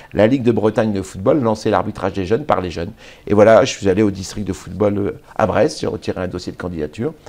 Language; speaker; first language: French; native; French